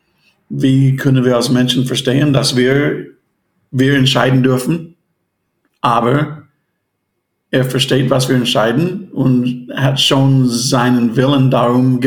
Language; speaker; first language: German; non-native, fluent; English